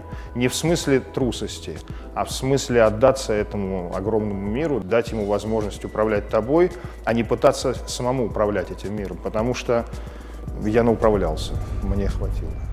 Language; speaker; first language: Russian; native; Russian